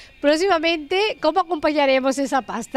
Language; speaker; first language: Spanish; native; Spanish